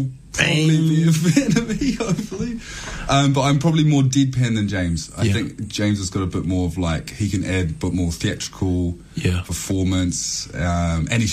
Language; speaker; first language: English; native; English